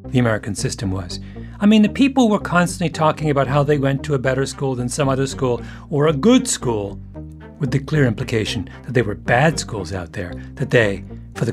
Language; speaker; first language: English; native; English